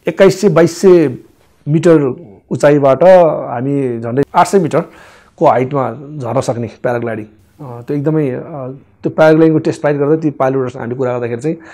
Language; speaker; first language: Nepali; non-native, local second language; Gurung